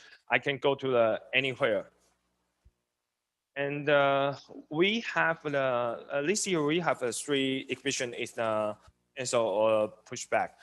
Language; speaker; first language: English; non-native, learner; Chinese